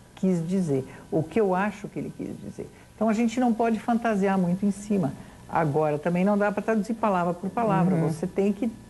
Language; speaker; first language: Portuguese; native; Portuguese